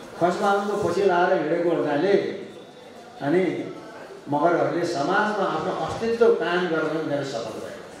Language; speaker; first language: Nepali; native; Nepali